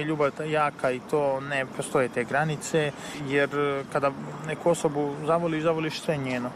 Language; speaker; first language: Serbian; native; Serbian